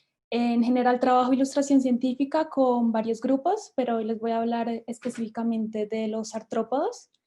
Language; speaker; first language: Spanish; native; Spanish